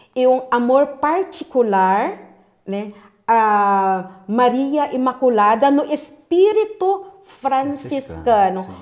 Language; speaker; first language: Portuguese; non-native, fluent; Filipino